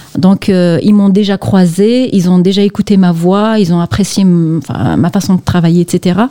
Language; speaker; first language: French; non-native, local second language; Kabyle